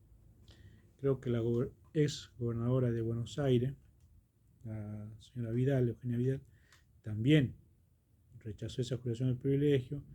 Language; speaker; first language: Spanish; native; Spanish